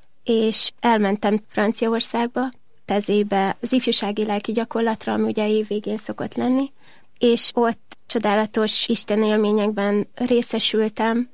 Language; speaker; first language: Hungarian; native; Hungarian